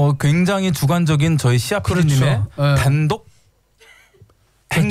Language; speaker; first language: Korean; native; Korean